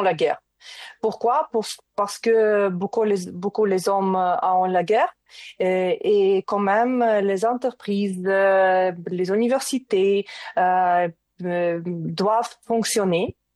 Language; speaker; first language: French; non-native, learner; Ukrainian